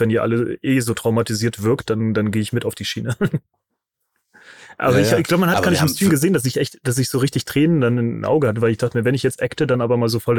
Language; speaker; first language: German; native; German